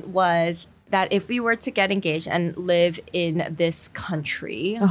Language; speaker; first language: English; non-native, fluent; Korean